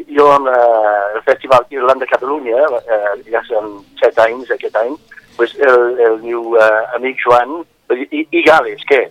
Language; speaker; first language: Catalan; non-native, fluent; Welsh